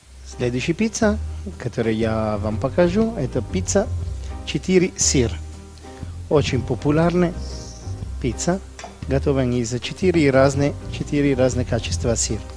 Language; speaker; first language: Russian; non-native, learner; Italian